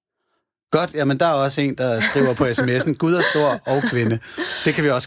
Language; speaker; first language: Danish; native; Danish